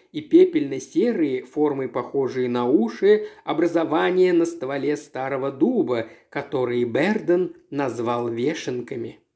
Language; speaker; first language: Russian; native; Russian